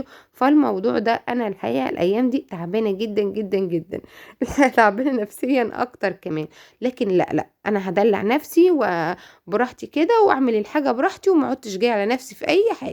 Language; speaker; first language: Arabic; native; Arabic